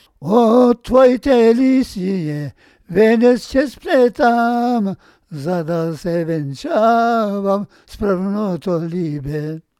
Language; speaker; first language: Macedonian; native; Macedonian